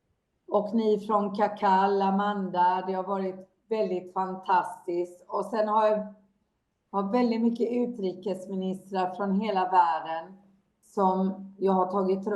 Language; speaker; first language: Swedish; non-native, fluent; Hebrew